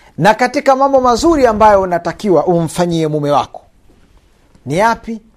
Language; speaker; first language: Swahili; native; Swahili